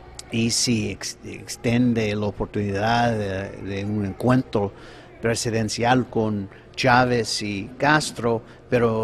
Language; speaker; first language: Spanish; non-native, fluent; English